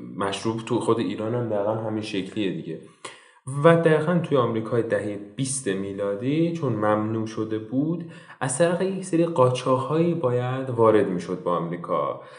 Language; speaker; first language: Persian; native; Persian